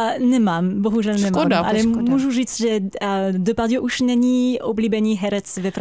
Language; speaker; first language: Czech; non-native, fluent; French